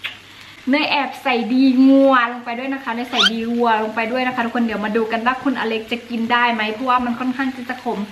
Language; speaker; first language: Thai; native; Thai